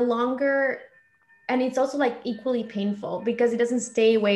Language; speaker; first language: English; non-native, fluent; Spanish